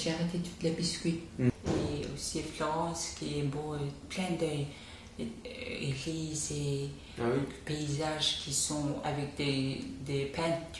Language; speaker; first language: French; non-native, fluent; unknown